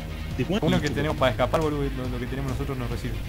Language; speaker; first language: Spanish; native; Spanish